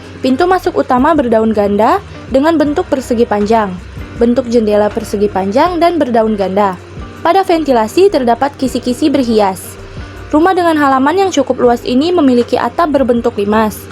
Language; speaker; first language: Indonesian; native; Indonesian